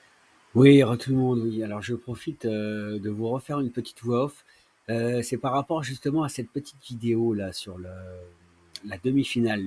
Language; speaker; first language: French; native; French